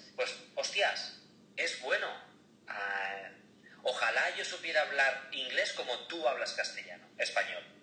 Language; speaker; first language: Spanish; native; Spanish